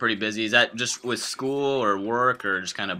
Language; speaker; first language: English; native; English